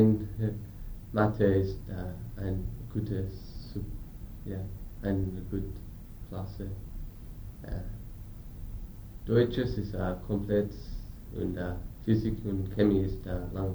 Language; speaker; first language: German; non-native, learner; English